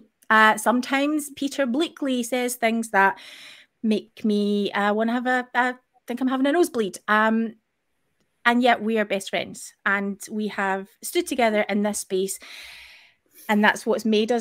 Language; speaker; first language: English; native; English